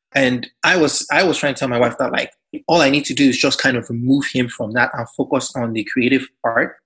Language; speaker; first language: English; non-native, local second language; Yoruba